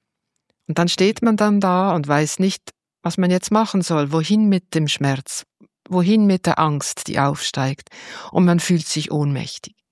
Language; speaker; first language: German; native; German